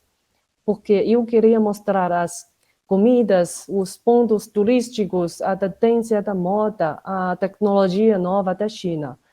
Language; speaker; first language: Portuguese; non-native, fluent; Chinese